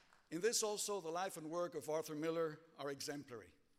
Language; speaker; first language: English; early bilingual, other home language; Spanish